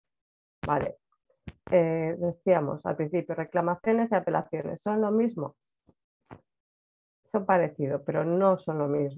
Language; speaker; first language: Spanish; native; Spanish